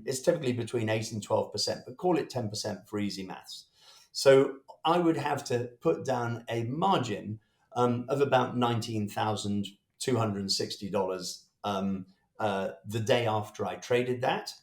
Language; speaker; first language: English; native; English